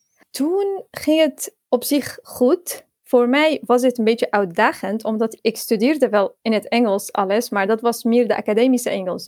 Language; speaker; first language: Dutch; non-native, fluent; Arabic